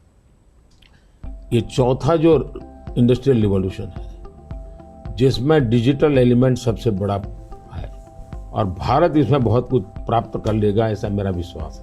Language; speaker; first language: Hindi; native; Hindi